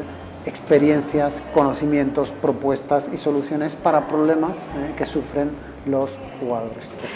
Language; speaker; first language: Spanish; native; Spanish